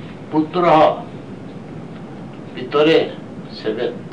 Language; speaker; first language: Russian; non-native, learner; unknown